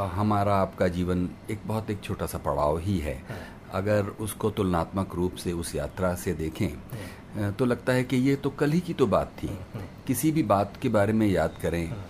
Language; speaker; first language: Hindi; native; Hindi